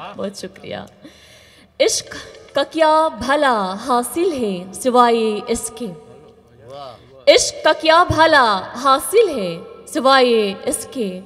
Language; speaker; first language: Urdu; non-native, fluent; Arabic